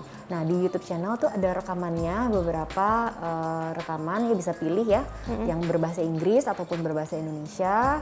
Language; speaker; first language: Indonesian; native; Indonesian